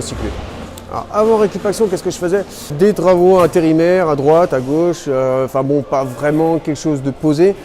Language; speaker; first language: French; native; French